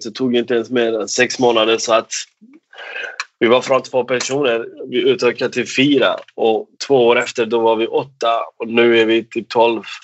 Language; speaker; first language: Swedish; non-native, fluent; Persian